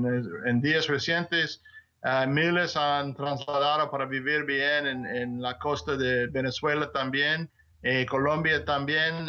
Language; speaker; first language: Spanish; non-native, fluent; English